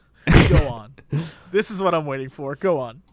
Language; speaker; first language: English; native; English